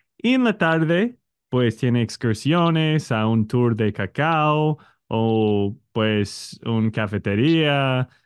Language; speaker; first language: Spanish; non-native, fluent; English